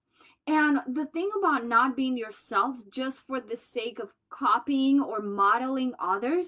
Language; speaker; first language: English; non-native, fluent; Spanish